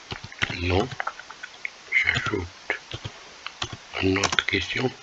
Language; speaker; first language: French; non-native, local second language; Arabic